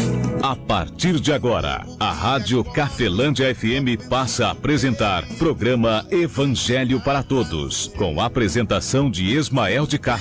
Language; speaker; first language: Portuguese; native; Portuguese